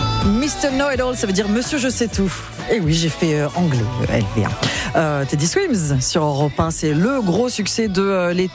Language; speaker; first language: French; native; French